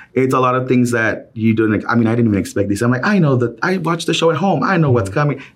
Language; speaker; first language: English; early bilingual, other home language; Spanish